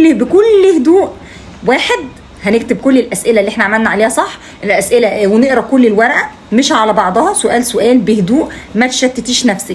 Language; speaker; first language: Arabic; native; Arabic